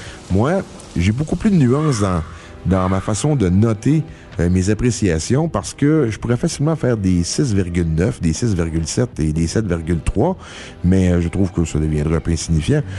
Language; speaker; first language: French; native; French